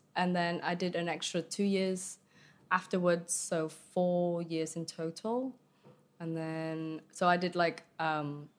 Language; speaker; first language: English; early bilingual, other home language; Vietnamese